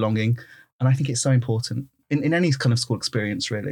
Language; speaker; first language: English; native; English